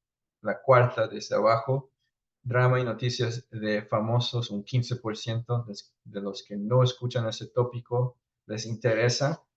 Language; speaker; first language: Spanish; early bilingual, heritage; Spanish